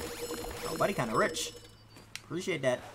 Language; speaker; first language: English; native; English